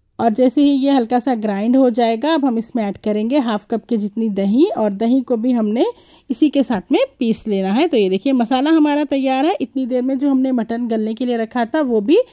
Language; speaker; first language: Hindi; native; Hindi